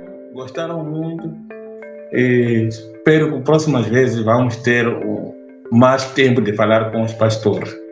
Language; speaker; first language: Portuguese; non-native, local second language; Tsonga